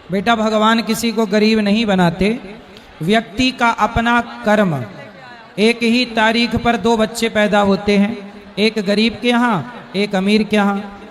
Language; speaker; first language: Hindi; native; Hindi